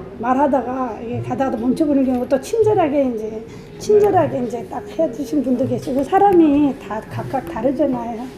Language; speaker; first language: Korean; non-native, fluent; Nepali